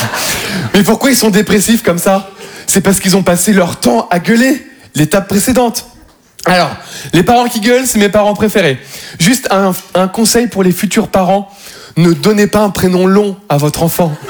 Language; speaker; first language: French; native; French